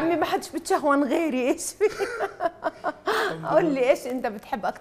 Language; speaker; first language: Arabic; native; Arabic